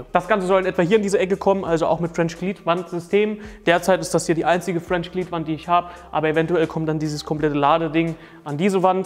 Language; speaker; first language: German; native; German